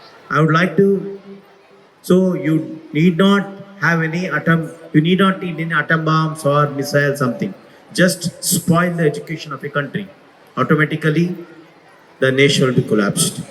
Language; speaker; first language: English; non-native, local second language; Telugu